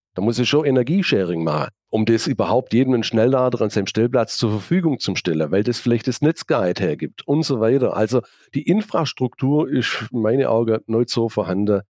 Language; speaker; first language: German; native; German